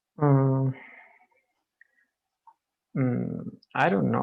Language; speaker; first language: English; non-native, learner; Spanish